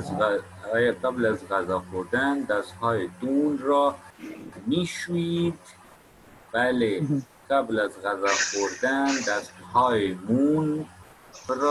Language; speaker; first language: Persian; non-native, fluent; Urdu